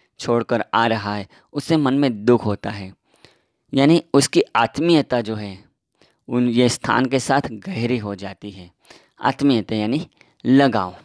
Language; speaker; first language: Hindi; non-native, local second language; Gujarati